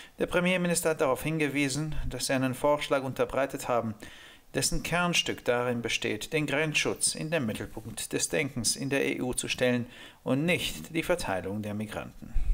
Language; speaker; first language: German; non-native, fluent; Hungarian